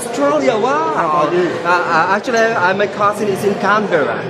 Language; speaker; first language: English; non-native, local second language; Filipino